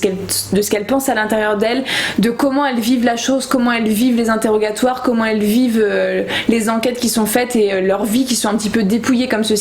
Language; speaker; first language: French; native; French